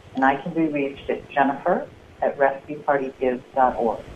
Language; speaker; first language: English; native; English